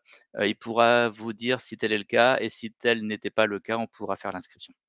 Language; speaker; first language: French; native; French